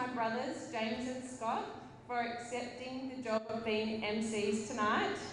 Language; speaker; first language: English; native; English